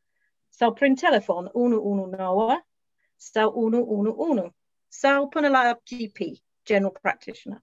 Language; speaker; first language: Romanian; non-native, learner; English